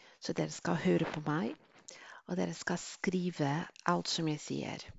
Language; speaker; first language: Norwegian; non-native, fluent; Spanish